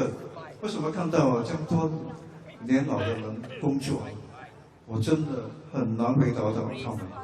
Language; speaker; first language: Chinese; non-native, local second language; English